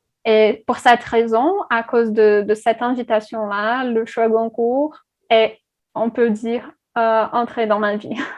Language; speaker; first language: French; non-native, fluent; Portuguese